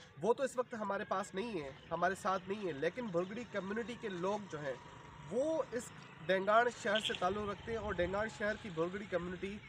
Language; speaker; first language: Urdu; non-native, local second language; Sindhi